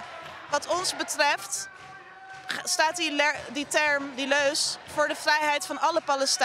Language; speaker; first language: Dutch; native; Dutch